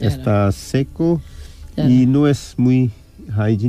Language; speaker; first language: Spanish; non-native, fluent; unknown